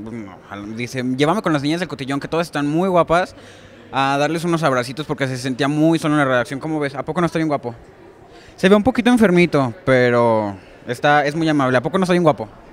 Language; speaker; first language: Spanish; native; Spanish